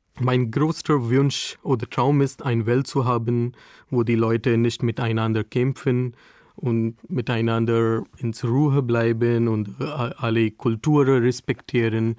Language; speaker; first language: German; non-native, learner; Hindi